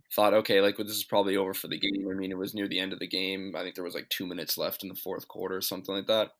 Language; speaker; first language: English; native; English